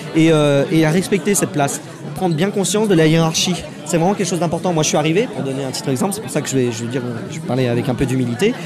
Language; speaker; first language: French; native; French